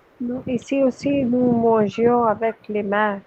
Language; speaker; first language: French; non-native, fluent; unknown